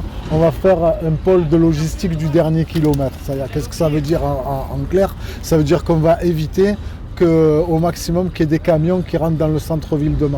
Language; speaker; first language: French; native; French